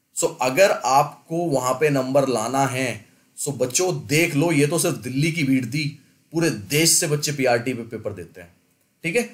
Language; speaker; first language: Hindi; native; Hindi